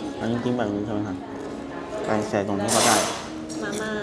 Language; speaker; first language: Thai; non-native, learner; Chinese